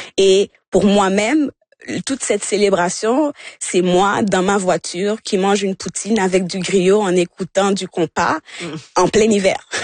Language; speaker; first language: French; early bilingual, other home language; Haitian Creole